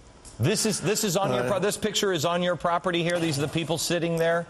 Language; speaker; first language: English; native; English